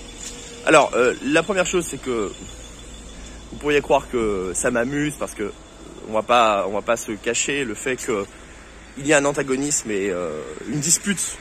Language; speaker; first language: French; native; French